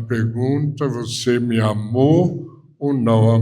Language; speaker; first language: Portuguese; non-native, fluent; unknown